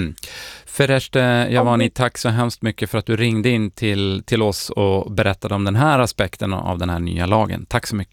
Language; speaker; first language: Swedish; native; Swedish